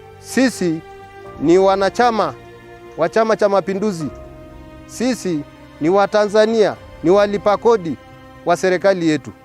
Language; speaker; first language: Swahili; non-native, local second language; Masai